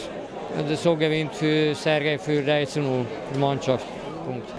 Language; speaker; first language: German; non-native, learner; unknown